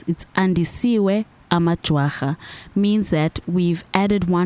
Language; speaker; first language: English; non-native, local second language; Xhosa